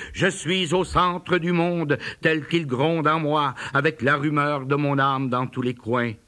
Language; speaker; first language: French; native; French